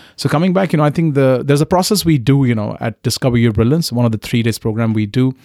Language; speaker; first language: English; non-native, local second language; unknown